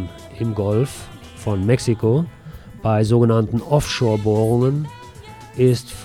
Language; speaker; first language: German; native; German